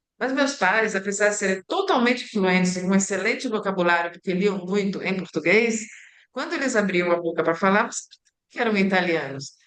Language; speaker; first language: Portuguese; early bilingual, other home language; Italian